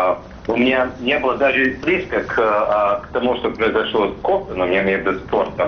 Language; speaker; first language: Russian; non-native, fluent; English